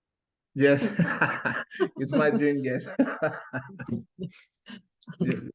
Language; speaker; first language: English; non-native, learner; Spanish